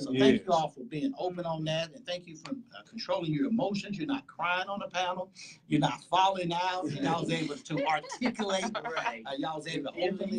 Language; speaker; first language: English; native; English